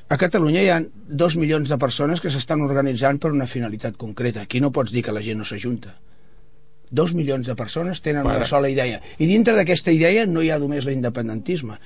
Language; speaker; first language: Catalan; non-native, local second language; Spanish